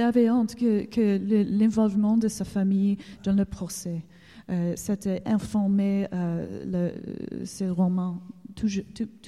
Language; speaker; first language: French; non-native, learner; English